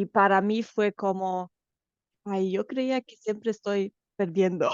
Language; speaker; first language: Spanish; non-native, fluent; Romanian